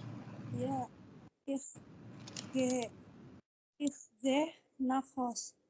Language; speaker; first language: German; non-native, learner; Indonesian